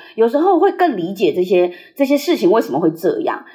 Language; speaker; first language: Chinese; early bilingual, heritage; Chinese